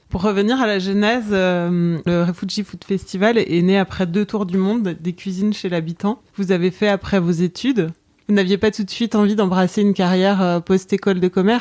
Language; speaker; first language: French; native; French